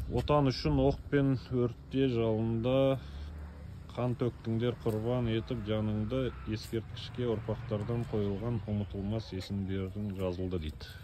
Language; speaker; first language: Kazakh; native; Kazakh